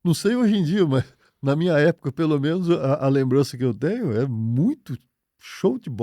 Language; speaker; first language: Portuguese; native; Portuguese